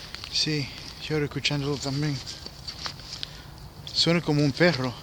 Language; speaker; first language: Spanish; early bilingual, heritage; English